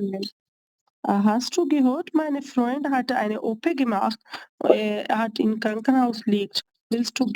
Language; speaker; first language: German; non-native, learner; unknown